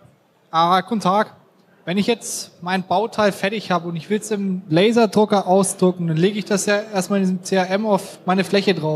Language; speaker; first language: German; native; German